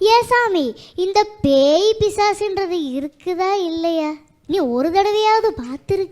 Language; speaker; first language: Tamil; native; Tamil